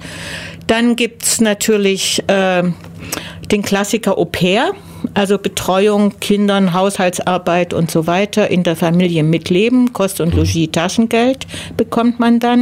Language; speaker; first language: German; native; German